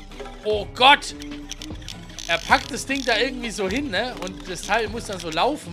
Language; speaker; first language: German; native; German